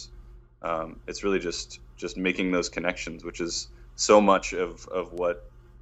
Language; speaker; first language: English; native; English